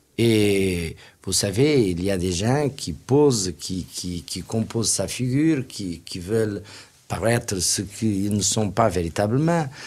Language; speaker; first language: French; non-native, fluent; Portuguese